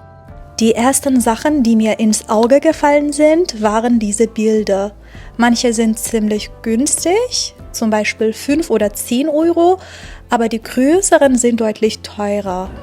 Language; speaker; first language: German; non-native, fluent; Persian